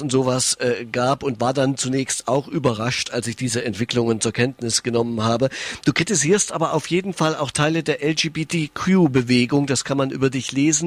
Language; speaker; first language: German; native; German